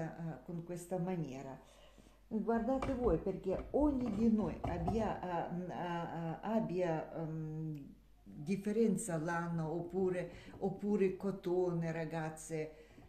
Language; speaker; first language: Italian; non-native, learner; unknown